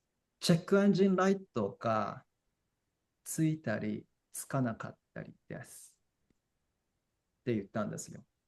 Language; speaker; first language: Japanese; non-native, fluent; English